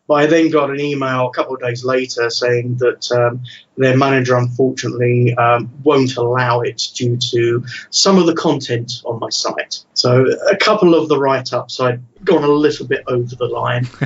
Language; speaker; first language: English; native; English